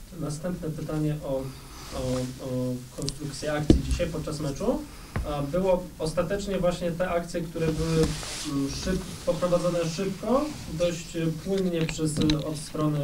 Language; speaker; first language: Polish; native; Polish